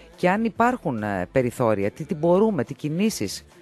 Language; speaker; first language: Greek; native; Greek